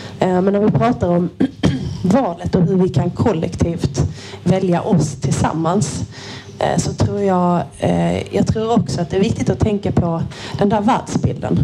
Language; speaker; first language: Swedish; native; Swedish